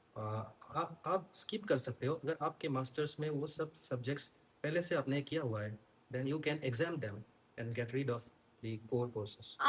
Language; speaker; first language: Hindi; non-native, local second language; Assamese